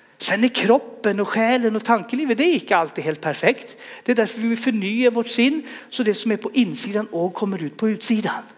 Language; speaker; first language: Swedish; native; Swedish